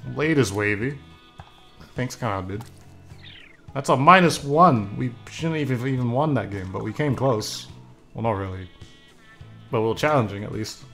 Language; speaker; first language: English; native; English